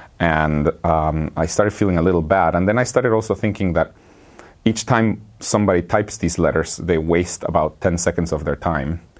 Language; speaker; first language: English; non-native, fluent; Spanish